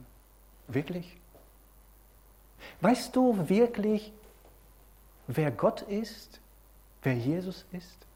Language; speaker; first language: German; non-native, fluent; Romanian